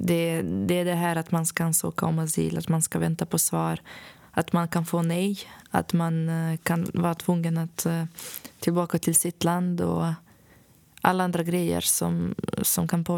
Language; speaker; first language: Swedish; non-native, fluent; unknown